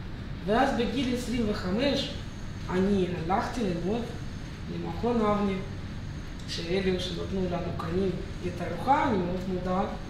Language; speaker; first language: Hebrew; non-native, fluent; Russian